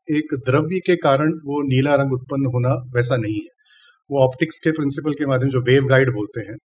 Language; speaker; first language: Hindi; non-native, local second language; Tamil